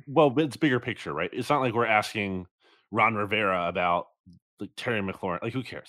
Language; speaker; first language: English; native; English